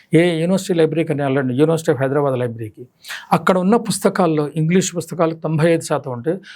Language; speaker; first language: Telugu; native; Telugu